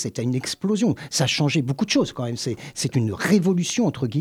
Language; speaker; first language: French; native; French